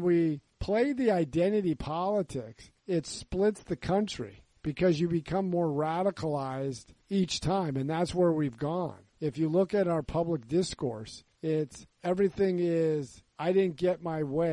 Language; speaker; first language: English; native; English